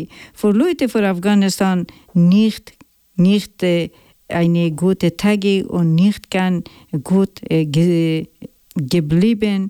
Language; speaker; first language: German; non-native, learner; Persian